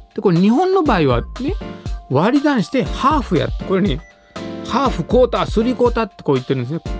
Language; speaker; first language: Japanese; non-native, fluent; Sinhala